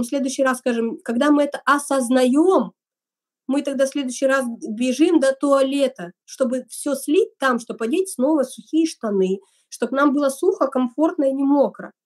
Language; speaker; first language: Russian; native; Russian